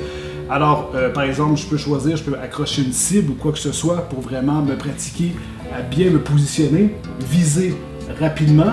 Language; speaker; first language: French; native; French